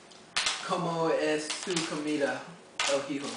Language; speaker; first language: Spanish; non-native, learner; English